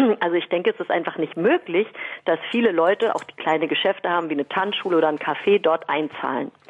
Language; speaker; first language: German; native; German